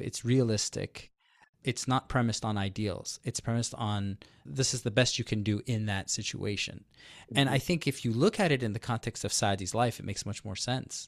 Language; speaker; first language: English; native; English